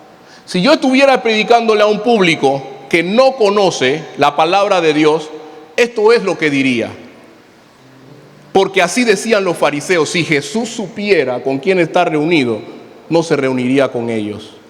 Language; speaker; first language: Spanish; native; Spanish